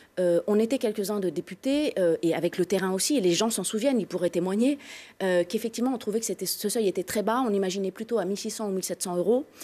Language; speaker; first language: French; native; French